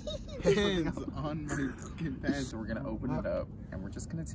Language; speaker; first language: English; native; English